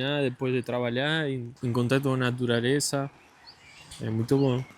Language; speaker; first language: Portuguese; non-native, learner; Spanish